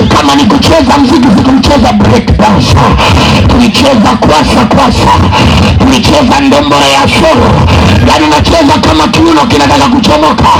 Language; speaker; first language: Swahili; native; Swahili